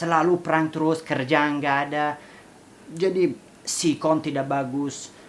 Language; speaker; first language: Indonesian; non-native, fluent; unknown